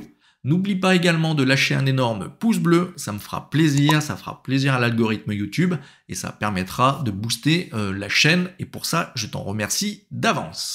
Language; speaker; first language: French; native; French